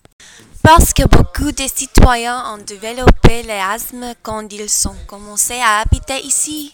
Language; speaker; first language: French; non-native, learner; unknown